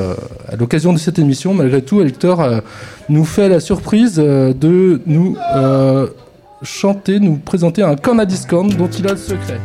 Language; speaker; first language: French; native; French